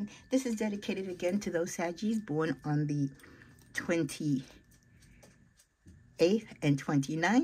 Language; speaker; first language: English; native; English